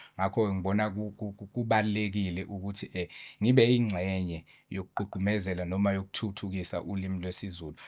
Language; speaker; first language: Zulu; native; Zulu